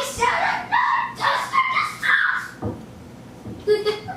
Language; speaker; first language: English; native; English